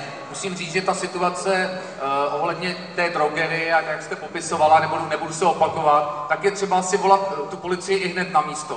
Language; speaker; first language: Czech; native; Czech